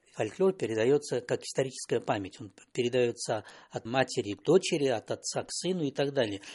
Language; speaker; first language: Russian; non-native, local second language; Belarusian